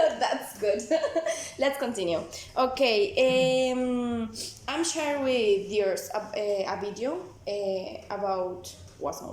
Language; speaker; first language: English; non-native, learner; Spanish